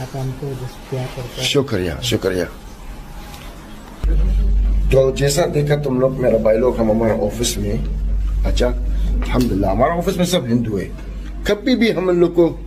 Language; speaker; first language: Hindi; non-native, learner; Arabic